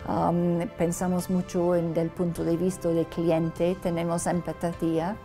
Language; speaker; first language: Spanish; non-native, learner; English